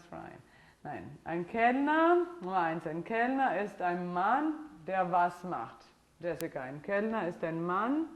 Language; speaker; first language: German; non-native, fluent; English